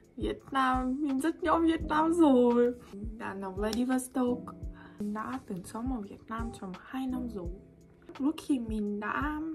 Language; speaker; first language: Vietnamese; non-native, learner; Russian